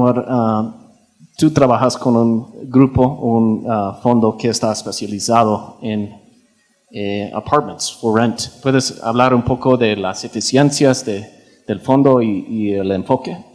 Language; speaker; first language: Spanish; non-native, fluent; English